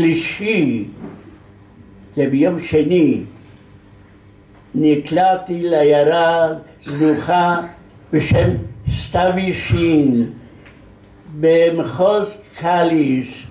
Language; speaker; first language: Hebrew; non-native, fluent; Yiddish